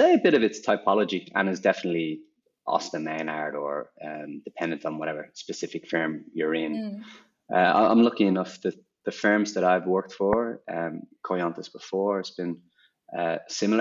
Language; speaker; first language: English; native; English